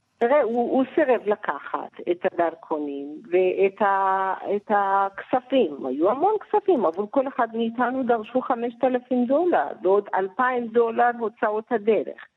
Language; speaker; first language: Hebrew; early bilingual, other home language; Persian